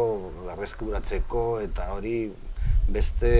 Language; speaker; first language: Basque; non-native, local second language; Spanish